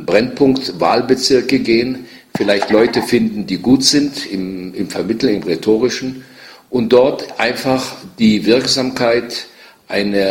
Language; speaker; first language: German; native; German